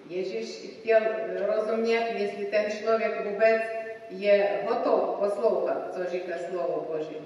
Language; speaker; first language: Czech; non-native, learner; Ukrainian